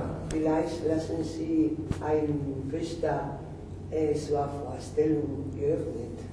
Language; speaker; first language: German; non-native, learner; Spanish